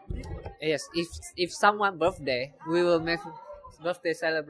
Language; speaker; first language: English; non-native, fluent; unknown